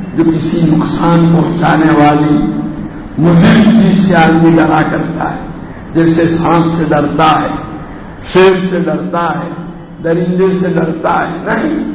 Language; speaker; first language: Urdu; non-native, local second language; Gujarati